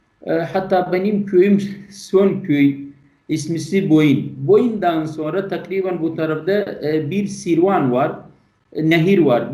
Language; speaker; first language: Turkish; non-native, learner; Kurdish